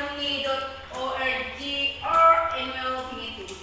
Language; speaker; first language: English; non-native, fluent; Indonesian